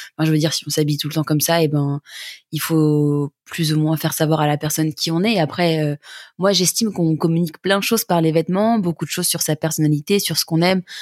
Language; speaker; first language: French; native; French